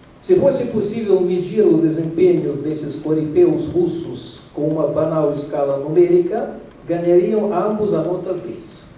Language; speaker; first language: Portuguese; non-native, fluent; Russian